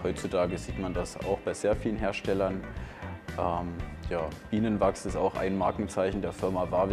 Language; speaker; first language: German; native; German